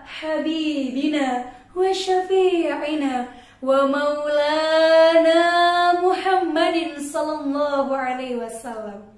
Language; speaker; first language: Arabic; non-native, learner; Indonesian